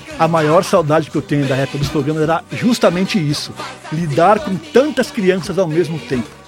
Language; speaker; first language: Portuguese; native; Portuguese